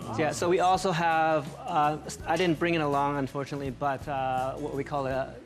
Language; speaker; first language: English; native; English